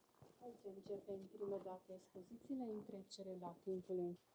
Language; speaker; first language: Romanian; non-native, local second language; Hungarian